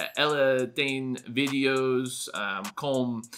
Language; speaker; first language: Portuguese; non-native, learner; English